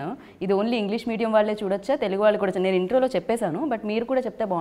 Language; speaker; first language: Telugu; native; Telugu